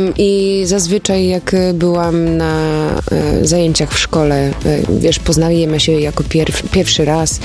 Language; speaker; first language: Polish; early bilingual, heritage; Polish